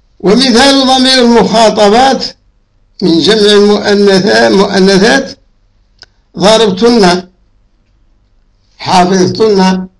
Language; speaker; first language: Arabic; native; Arabic